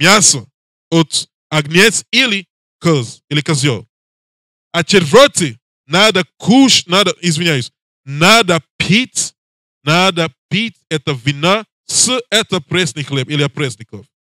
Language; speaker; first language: Russian; non-native, learner; English